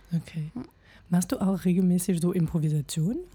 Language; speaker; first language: German; non-native, fluent; French